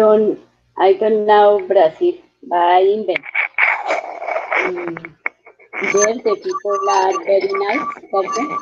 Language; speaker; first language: English; non-native, learner; Spanish